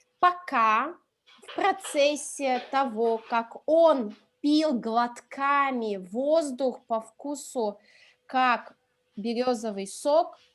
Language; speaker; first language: Russian; non-native, local second language; Udmurt